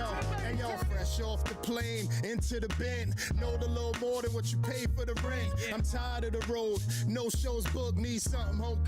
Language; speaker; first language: English; native; English